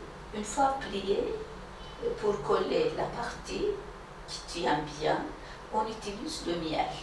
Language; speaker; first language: French; non-native, fluent; Turkish